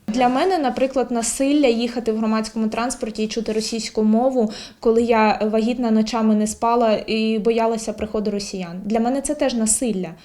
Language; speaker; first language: Ukrainian; native; Ukrainian